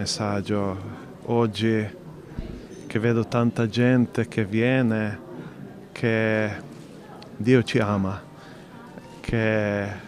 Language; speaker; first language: Italian; non-native, learner; Slovenian